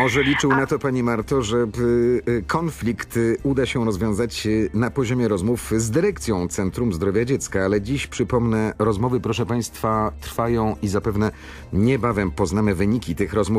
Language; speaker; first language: Polish; native; Polish